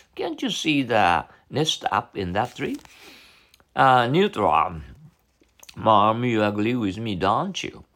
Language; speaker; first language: English; non-native, learner; Japanese